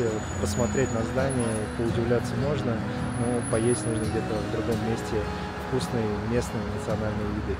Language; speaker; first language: Russian; native; Russian